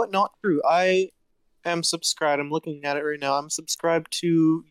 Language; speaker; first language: English; native; English